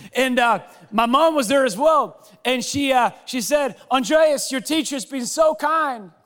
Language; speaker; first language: English; non-native, fluent; Swedish